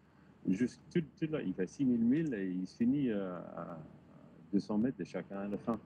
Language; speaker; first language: French; non-native, learner; English